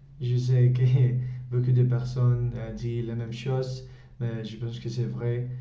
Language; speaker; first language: French; non-native, learner; Spanish